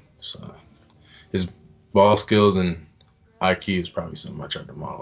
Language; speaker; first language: English; native; English